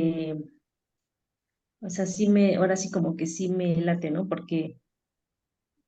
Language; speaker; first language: Spanish; native; Spanish